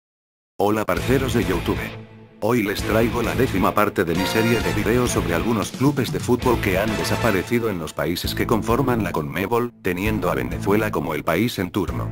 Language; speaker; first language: Spanish; native; Spanish